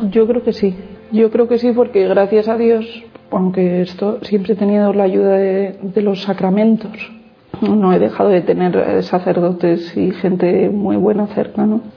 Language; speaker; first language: Spanish; native; Spanish